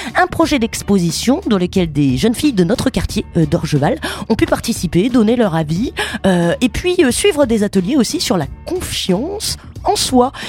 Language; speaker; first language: French; native; French